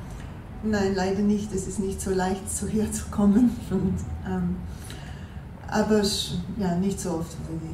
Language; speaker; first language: German; non-native, learner; English